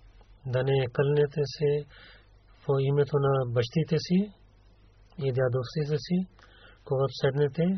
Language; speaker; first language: Bulgarian; non-native, learner; Urdu